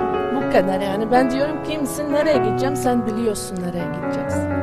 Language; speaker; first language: Turkish; non-native, fluent; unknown